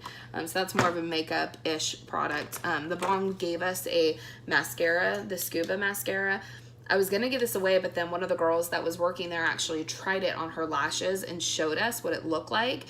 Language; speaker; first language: English; native; English